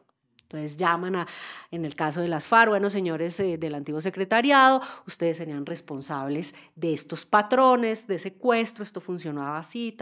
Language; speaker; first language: Spanish; native; Spanish